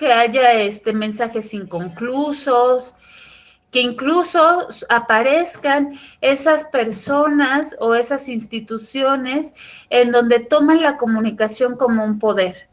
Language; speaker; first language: Spanish; native; Spanish